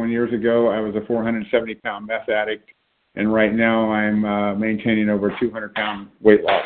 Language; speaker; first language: English; native; English